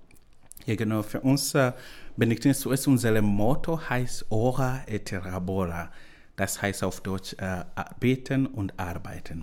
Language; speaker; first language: German; non-native, learner; Swahili